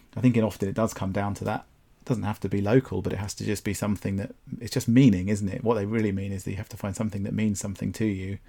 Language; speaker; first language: English; native; English